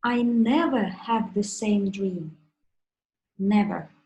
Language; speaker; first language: English; non-native, fluent; Russian